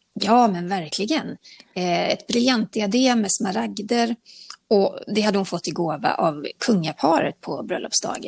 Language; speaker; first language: Swedish; native; Swedish